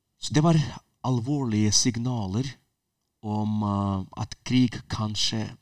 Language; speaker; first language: Norwegian; non-native, fluent; Ukrainian